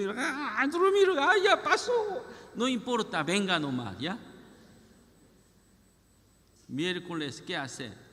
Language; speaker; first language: Spanish; non-native, learner; Korean